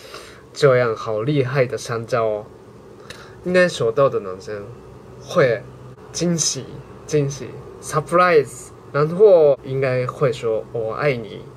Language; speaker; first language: Chinese; non-native, learner; Japanese